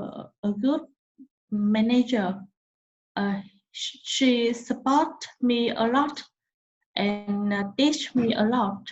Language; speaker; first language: English; non-native, learner; Vietnamese